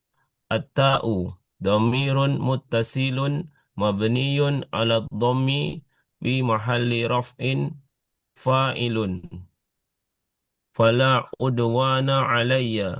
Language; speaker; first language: Arabic; non-native, learner; Indonesian